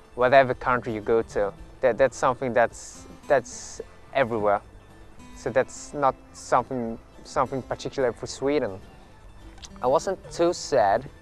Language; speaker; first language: English; early bilingual, other home language; Swedish